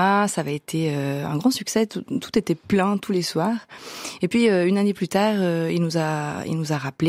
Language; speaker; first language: French; native; French